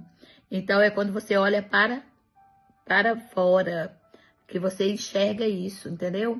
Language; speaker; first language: Portuguese; native; Portuguese